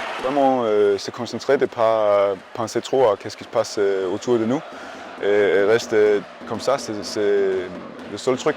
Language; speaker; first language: French; non-native, learner; Danish